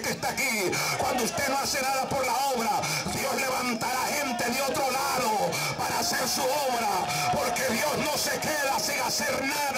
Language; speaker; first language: Spanish; native; Spanish